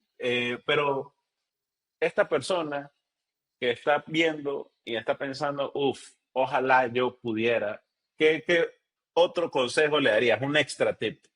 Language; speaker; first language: Spanish; native; Spanish